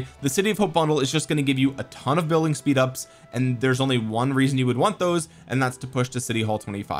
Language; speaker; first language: English; native; English